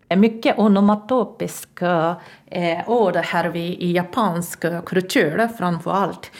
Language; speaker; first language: Swedish; non-native, fluent; Japanese